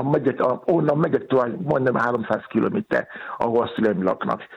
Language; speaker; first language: Hungarian; non-native, learner; Yoruba